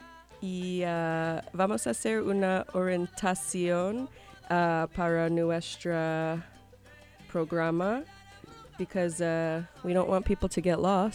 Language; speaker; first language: Spanish; non-native, learner; English